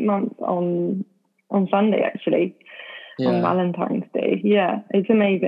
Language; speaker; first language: English; non-native, fluent; Swedish